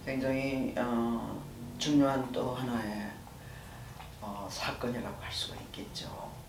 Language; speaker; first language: Korean; native; Korean